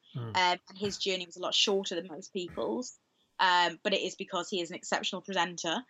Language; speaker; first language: English; native; English